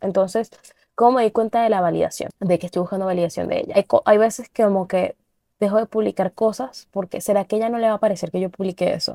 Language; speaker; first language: Spanish; native; Spanish